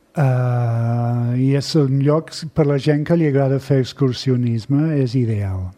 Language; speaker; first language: Catalan; non-native, fluent; English